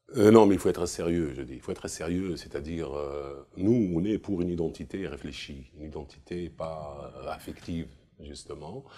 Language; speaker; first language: French; non-native, local second language; Arabic